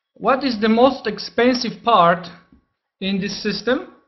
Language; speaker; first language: English; non-native, fluent; Polish